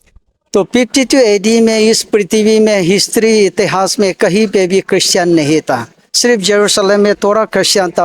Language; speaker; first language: Hindi; non-native, local second language; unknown